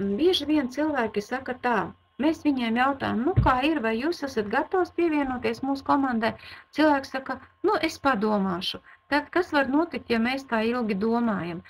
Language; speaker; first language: Latvian; non-native, local second language; Russian